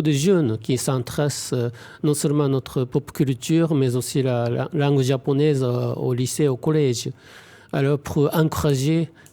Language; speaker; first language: French; non-native, fluent; Japanese